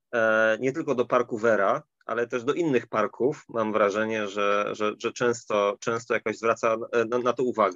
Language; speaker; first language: Polish; native; Polish